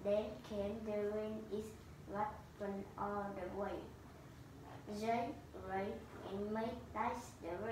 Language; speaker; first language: English; non-native, learner; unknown